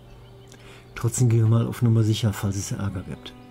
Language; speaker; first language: German; native; German